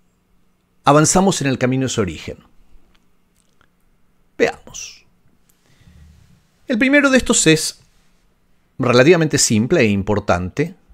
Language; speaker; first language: Spanish; native; Spanish